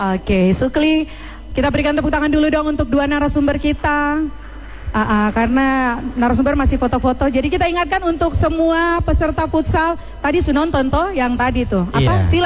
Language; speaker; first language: Indonesian; native; Indonesian